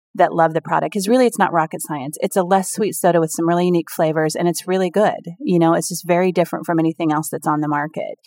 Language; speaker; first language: English; native; English